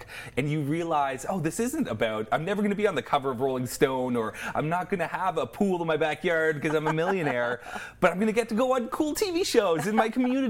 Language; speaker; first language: English; native; English